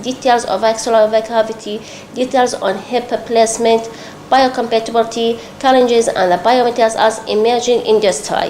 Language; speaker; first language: English; non-native, local second language; Arabic